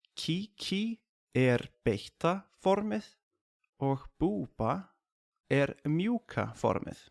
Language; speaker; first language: Icelandic; native; Icelandic